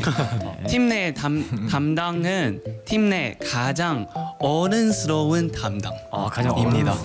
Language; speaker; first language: Korean; non-native, learner; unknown